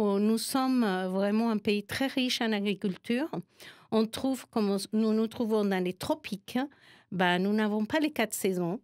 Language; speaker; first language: French; non-native, fluent; Spanish